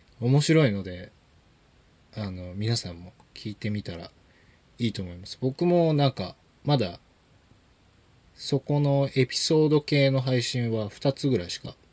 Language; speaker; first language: Japanese; native; Japanese